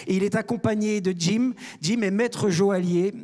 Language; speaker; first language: French; native; French